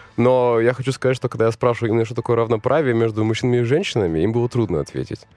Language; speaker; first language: Russian; native; Russian